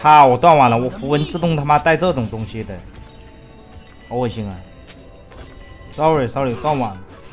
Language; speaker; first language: Chinese; native; Chinese